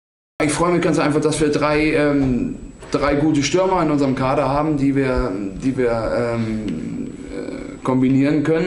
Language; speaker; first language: German; native; German